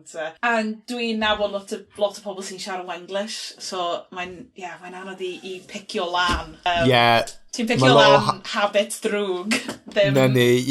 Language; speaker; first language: Welsh; non-native, local second language; English